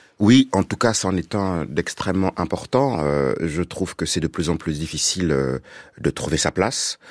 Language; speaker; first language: French; non-native, local second language; Wolof